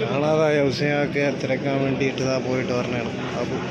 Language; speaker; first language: Malayalam; native; Malayalam